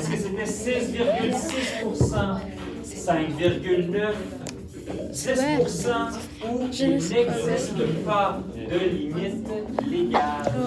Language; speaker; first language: French; native; French